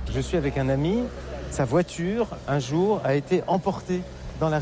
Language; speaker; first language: French; native; French